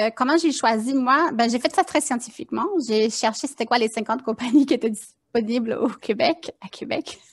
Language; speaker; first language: French; native; French